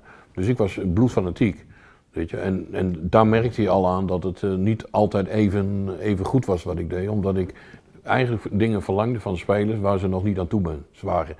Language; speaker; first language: Dutch; native; Dutch